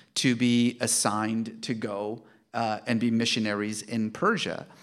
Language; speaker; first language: English; early bilingual, other home language; Persian